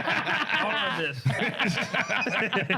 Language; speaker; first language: English; early bilingual, other home language; Spanish